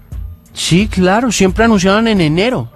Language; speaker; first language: Spanish; native; Spanish